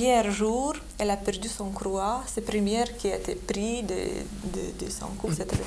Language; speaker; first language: French; non-native, fluent; Lithuanian